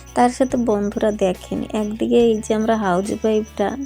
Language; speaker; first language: Bangla; non-native, local second language; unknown